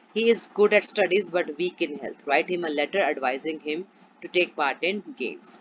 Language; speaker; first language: English; non-native, local second language; Punjabi